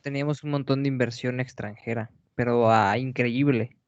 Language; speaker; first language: Spanish; native; Spanish